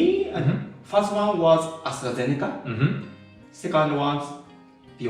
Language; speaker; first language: English; non-native, learner; Japanese